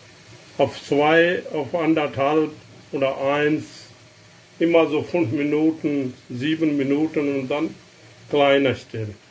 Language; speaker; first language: German; non-native, learner; Urdu